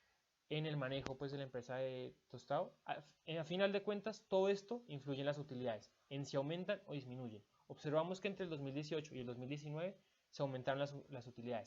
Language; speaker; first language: Spanish; native; Spanish